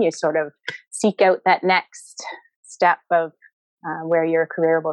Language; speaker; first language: English; native; English